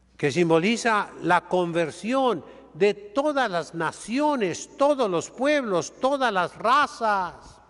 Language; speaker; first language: Spanish; native; Spanish